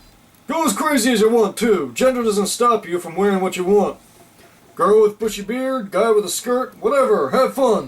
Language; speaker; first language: English; native; English